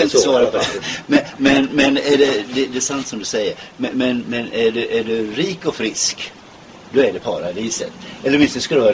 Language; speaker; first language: Swedish; native; Swedish